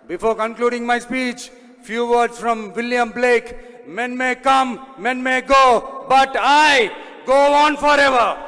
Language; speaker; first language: English; non-native, local second language; Tamil